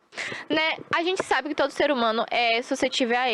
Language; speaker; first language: Portuguese; native; Portuguese